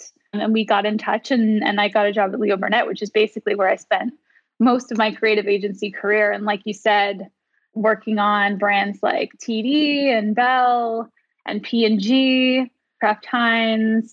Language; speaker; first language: English; native; English